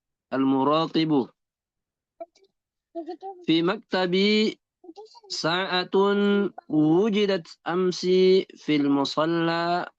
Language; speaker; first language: Arabic; non-native, learner; Indonesian